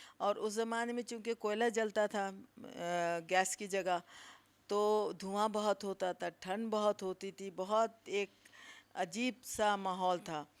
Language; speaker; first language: Urdu; native; Urdu